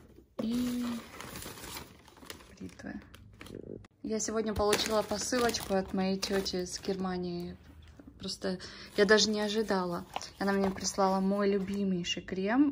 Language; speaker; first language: Russian; early bilingual, heritage; Russian